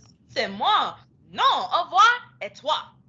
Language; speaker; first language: French; non-native, learner; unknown